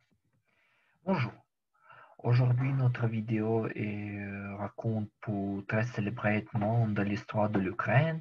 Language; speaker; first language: French; non-native, learner; Ukrainian